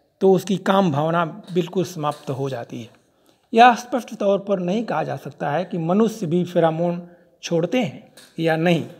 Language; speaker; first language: Hindi; native; Hindi